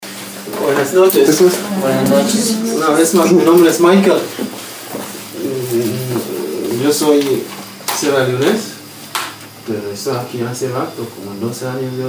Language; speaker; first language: Spanish; non-native, learner; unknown